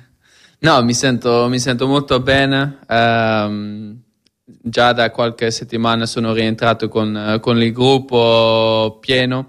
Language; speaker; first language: Italian; non-native, fluent; Dutch